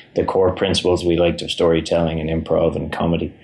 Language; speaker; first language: English; native; English